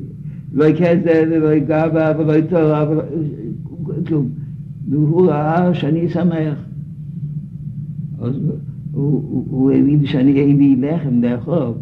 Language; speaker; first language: Hebrew; non-native, fluent; Yiddish